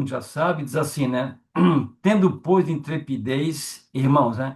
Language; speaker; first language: Portuguese; native; Portuguese